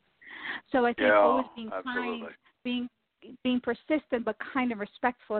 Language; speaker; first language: English; non-native, fluent; Portuguese